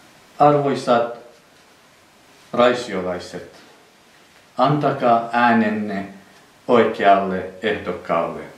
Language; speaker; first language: Finnish; non-native, fluent; Central Kurdish